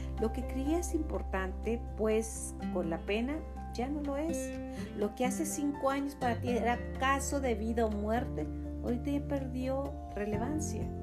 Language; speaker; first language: Spanish; native; Spanish